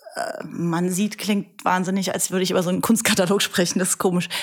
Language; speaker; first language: German; native; German